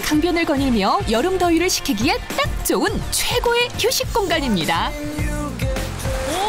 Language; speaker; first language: Korean; native; Korean